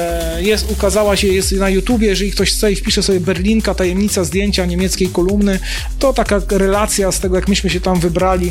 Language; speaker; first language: Polish; native; Polish